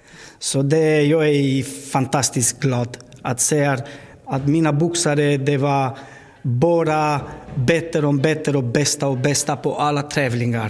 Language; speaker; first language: Swedish; non-native, learner; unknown